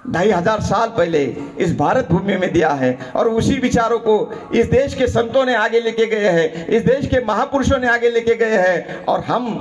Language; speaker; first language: Hindi; non-native, local second language; Marathi